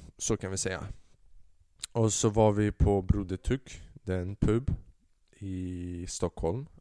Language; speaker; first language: Swedish; early bilingual, other home language; Albanian